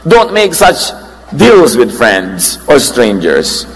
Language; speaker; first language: English; non-native, local second language; Filipino